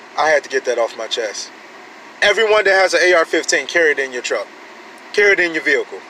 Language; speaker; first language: English; native; English